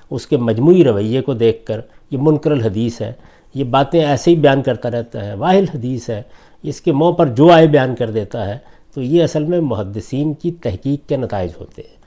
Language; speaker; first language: Urdu; non-native, local second language; Punjabi